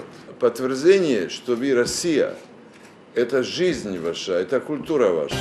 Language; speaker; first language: Russian; non-native, fluent; Serbian